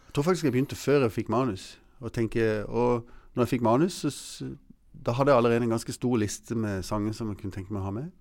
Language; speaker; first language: Norwegian; early bilingual, other home language; English